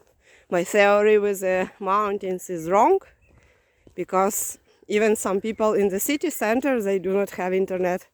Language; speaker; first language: English; non-native, fluent; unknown